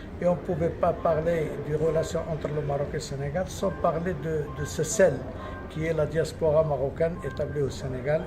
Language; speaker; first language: French; non-native, local second language; Arabic